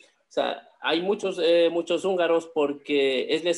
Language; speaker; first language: Spanish; native; Spanish